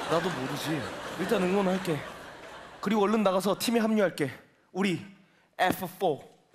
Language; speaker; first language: Korean; native; Korean